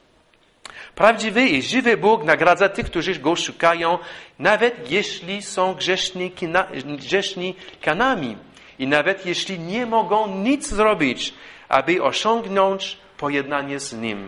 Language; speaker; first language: Polish; non-native, fluent; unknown